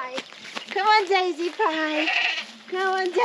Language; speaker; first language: English; native; English